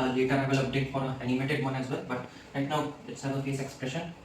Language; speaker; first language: English; non-native, local second language; Hindi